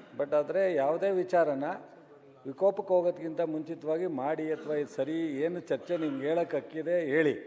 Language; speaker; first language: Kannada; native; Kannada